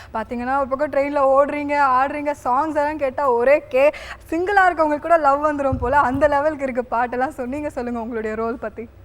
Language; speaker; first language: Tamil; native; Tamil